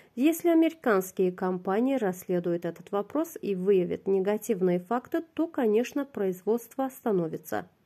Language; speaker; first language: Russian; non-native, local second language; Azerbaijani